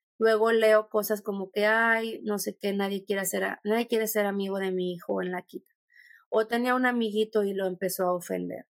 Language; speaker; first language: Spanish; native; Spanish